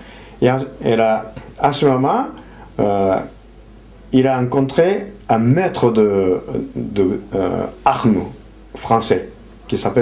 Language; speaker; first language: French; non-native, fluent; Japanese